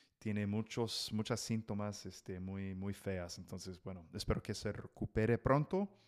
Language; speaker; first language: Spanish; non-native, fluent; English